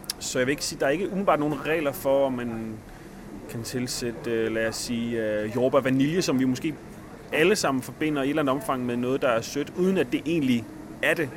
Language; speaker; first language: Danish; native; Danish